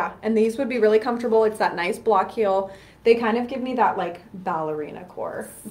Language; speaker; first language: English; native; English